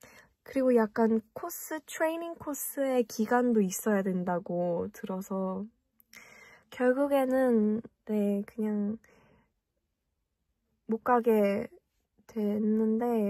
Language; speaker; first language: Korean; early bilingual, heritage; English